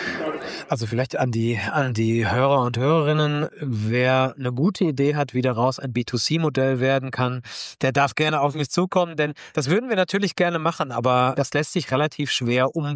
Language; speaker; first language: German; native; German